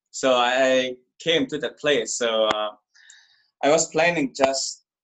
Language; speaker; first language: English; non-native, learner; Thai